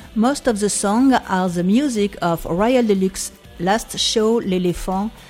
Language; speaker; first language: English; non-native, fluent; French